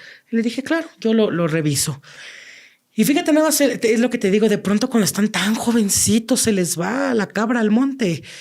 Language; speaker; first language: Spanish; native; Spanish